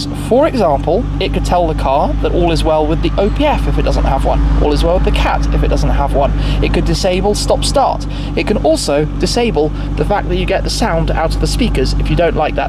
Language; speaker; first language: English; native; English